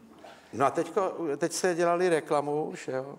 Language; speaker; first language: Czech; native; Czech